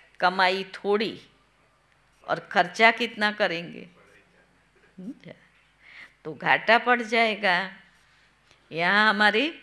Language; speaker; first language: Hindi; non-native, local second language; Gujarati